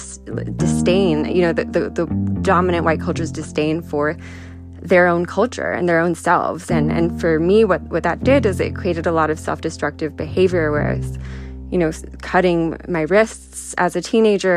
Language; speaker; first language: English; early bilingual, other home language; Spanish